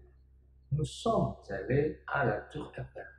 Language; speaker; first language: French; non-native, fluent; Indonesian